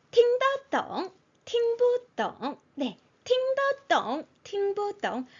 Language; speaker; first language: Chinese; non-native, fluent; Korean